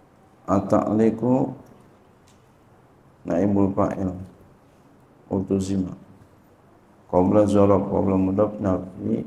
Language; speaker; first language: Arabic; non-native, fluent; Indonesian